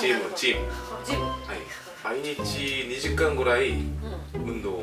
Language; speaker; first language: Japanese; non-native, learner; Korean